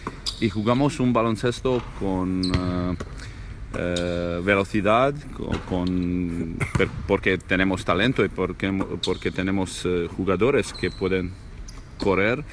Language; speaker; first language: Spanish; non-native, learner; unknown